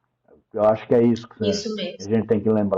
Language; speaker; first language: Portuguese; native; Portuguese